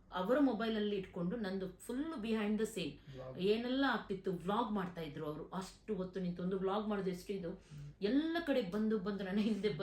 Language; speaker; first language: Kannada; non-native, local second language; Konkani